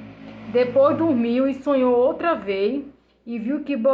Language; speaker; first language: Portuguese; native; Portuguese